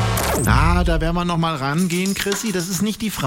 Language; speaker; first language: German; native; German